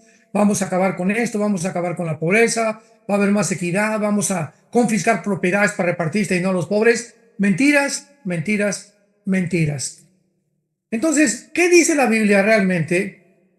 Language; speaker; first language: Spanish; native; Spanish